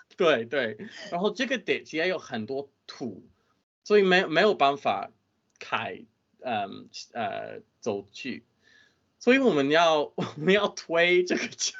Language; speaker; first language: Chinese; non-native, fluent; English